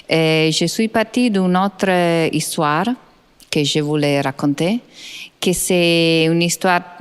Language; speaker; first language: French; non-native, fluent; Italian